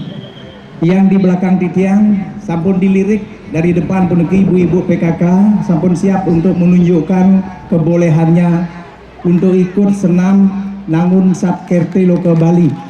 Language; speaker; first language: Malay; non-native, local second language; Balinese